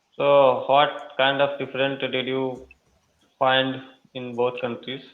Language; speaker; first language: English; non-native, learner; Hindi